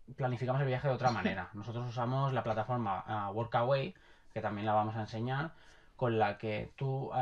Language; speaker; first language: Spanish; native; Spanish